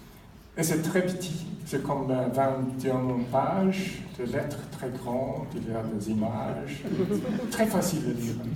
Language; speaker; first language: French; non-native, fluent; Swedish